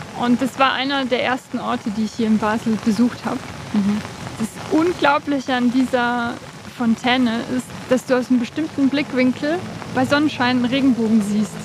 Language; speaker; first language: German; early bilingual, other home language; Bosnian